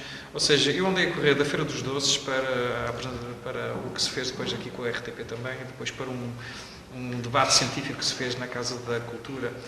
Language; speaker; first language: Portuguese; native; Portuguese